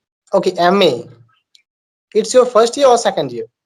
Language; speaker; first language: English; non-native, learner; Bangla